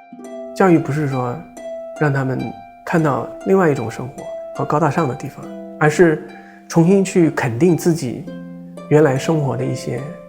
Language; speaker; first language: Chinese; native; Chinese